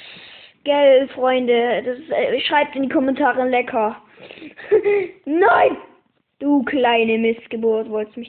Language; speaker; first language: German; native; German